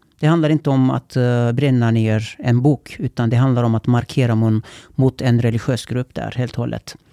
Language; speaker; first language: Swedish; early bilingual, other home language; Turkish